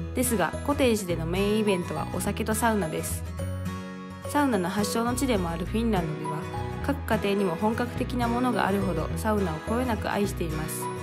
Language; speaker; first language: Japanese; native; Japanese